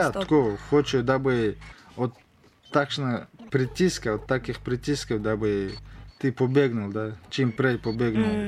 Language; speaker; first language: Slovenian; non-native, learner; Russian